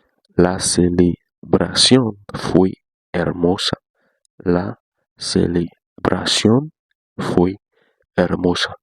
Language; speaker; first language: Spanish; non-native, learner; Haitian Creole